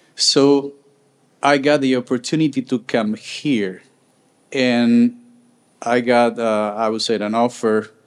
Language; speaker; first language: English; non-native, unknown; Spanish